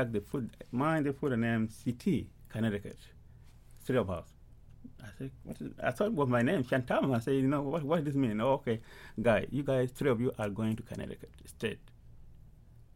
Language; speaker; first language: English; early bilingual, other home language; Arabic